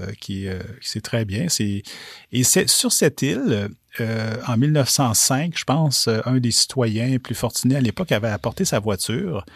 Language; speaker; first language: French; native; French